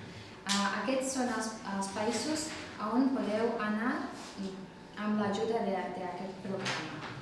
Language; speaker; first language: Catalan; non-native, fluent; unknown